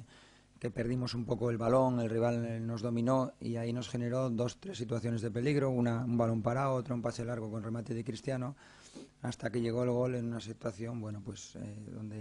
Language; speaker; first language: Spanish; native; Spanish